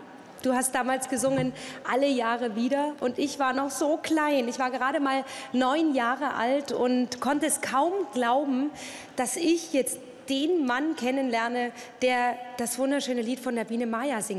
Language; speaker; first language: German; native; German